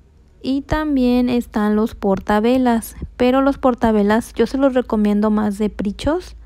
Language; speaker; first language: Spanish; native; Spanish